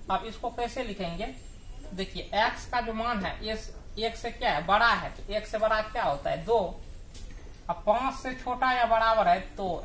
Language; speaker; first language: Hindi; native; Hindi